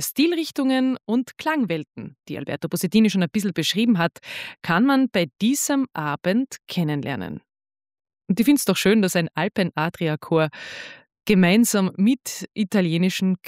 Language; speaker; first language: German; native; German